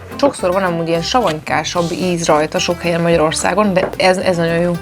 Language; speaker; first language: Hungarian; native; Hungarian